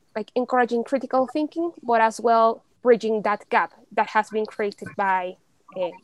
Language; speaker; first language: English; non-native, fluent; Spanish